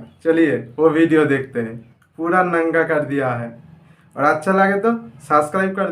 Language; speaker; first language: Hindi; non-native, local second language; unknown